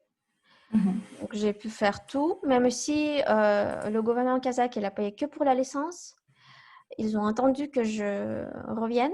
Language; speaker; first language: French; non-native, fluent; Kazakh